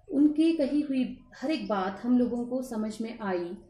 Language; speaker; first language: Hindi; native; Hindi